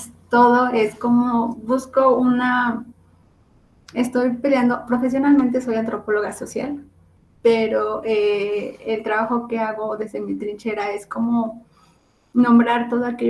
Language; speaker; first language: Spanish; non-native, local second language; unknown